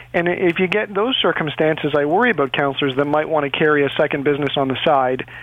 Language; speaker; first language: English; native; English